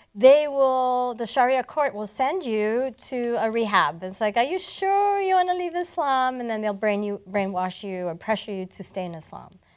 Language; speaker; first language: English; non-native, local second language; Malay